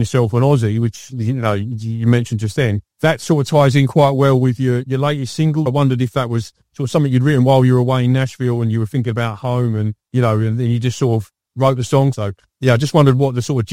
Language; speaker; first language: English; native; English